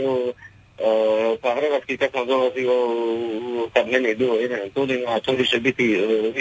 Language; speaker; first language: Croatian; non-native, learner; Czech